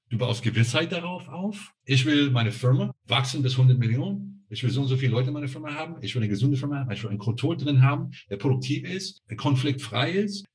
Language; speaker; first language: German; non-native, fluent; English